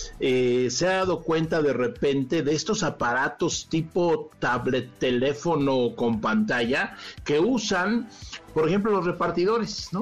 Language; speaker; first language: Spanish; native; Spanish